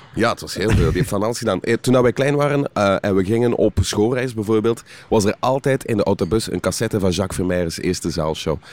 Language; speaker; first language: Dutch; native; Dutch